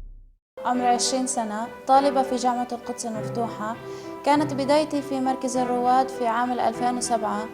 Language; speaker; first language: Arabic; native; Arabic